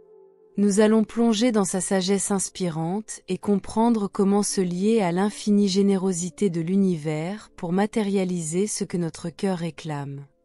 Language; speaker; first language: French; native; French